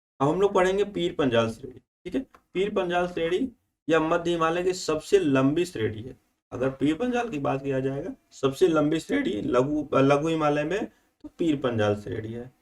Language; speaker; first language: Hindi; native; Hindi